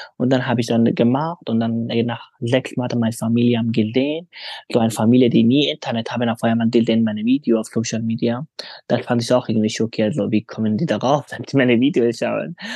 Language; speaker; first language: German; non-native, fluent; Pashto